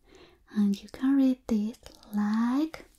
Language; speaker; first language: English; non-native, fluent; Spanish